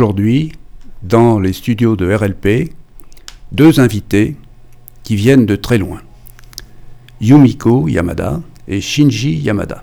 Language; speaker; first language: French; native; French